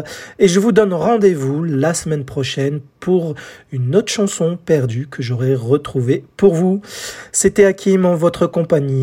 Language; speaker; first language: French; native; French